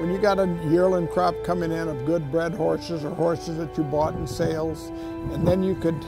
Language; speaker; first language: English; native; English